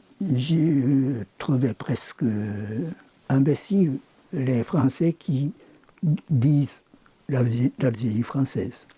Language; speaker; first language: French; non-native, fluent; Japanese